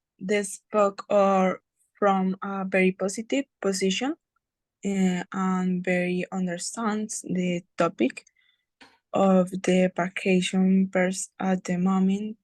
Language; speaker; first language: English; non-native, learner; Spanish